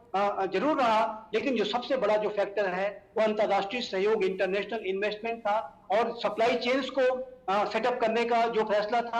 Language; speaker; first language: Hindi; native; Hindi